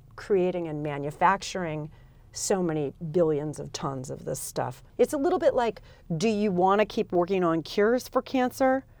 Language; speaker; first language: English; native; English